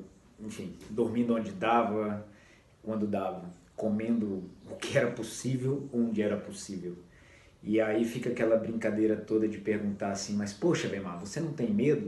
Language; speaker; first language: Portuguese; native; Portuguese